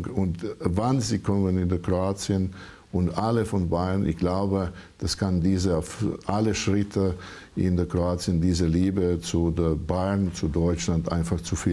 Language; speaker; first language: German; non-native, learner; Croatian